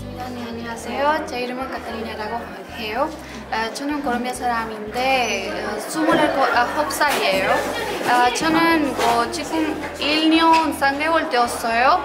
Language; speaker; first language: Korean; non-native, learner; Spanish